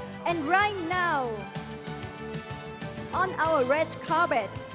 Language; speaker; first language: English; non-native, fluent; Vietnamese